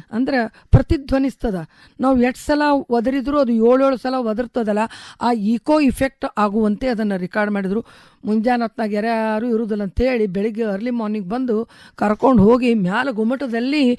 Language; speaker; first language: Kannada; native; Kannada